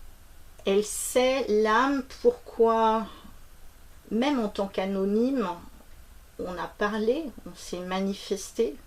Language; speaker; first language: French; native; French